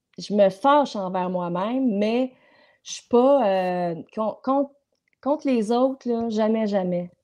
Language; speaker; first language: French; native; French